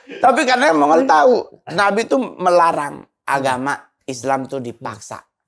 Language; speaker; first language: Indonesian; native; Indonesian